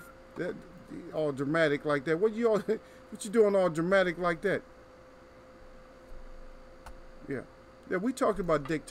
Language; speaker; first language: English; native; English